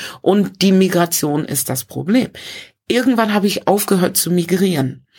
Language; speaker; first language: German; early bilingual, other home language; English